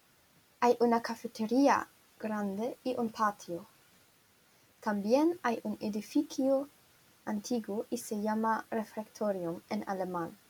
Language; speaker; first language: Spanish; non-native, learner; German